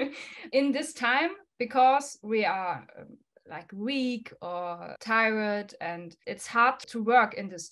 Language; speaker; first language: English; non-native, fluent; German